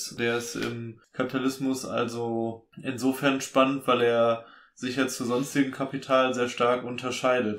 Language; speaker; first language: German; native; German